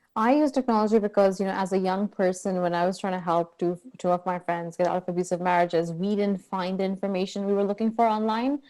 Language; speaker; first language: English; non-native, local second language; Urdu